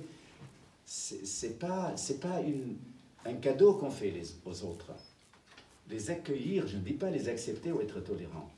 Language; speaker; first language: French; non-native, fluent; Arabic